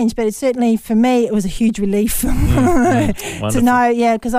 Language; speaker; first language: English; native; English